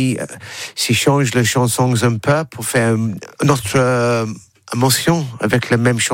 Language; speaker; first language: French; non-native, learner; English